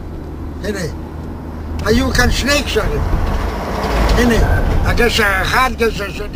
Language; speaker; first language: Hebrew; non-native, fluent; Polish